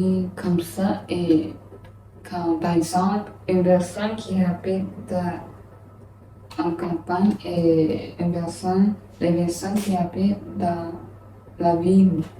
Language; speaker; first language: French; non-native, learner; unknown